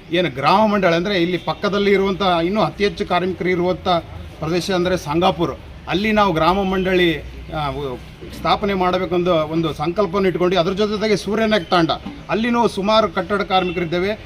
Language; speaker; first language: Kannada; non-native, local second language; Lambadi